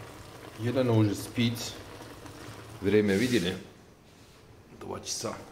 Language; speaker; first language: Russian; non-native, learner; Turkish